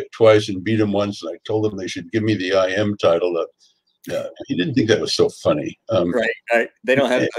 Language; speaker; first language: English; native; English